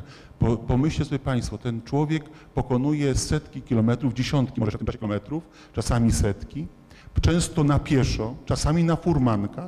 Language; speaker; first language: Polish; native; Polish